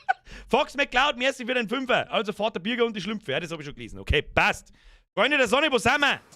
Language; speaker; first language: German; native; German